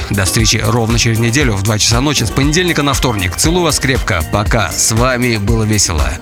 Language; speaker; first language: Russian; native; Russian